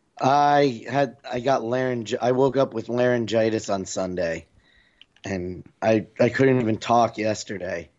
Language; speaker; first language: English; native; English